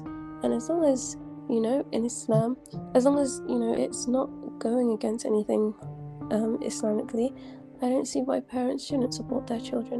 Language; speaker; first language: English; native; English